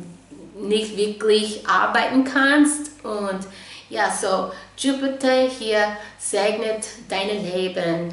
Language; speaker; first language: German; non-native, fluent; English